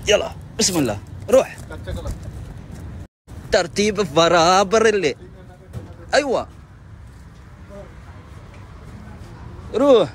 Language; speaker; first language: Arabic; native; Arabic